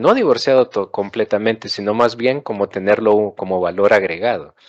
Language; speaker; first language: Spanish; native; Spanish